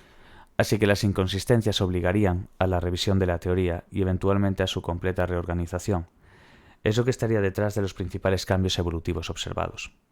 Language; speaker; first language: Spanish; native; Spanish